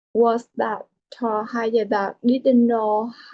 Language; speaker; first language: English; non-native, learner; Vietnamese